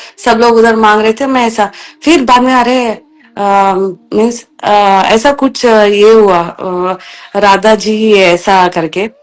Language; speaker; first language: Hindi; non-native, local second language; Kannada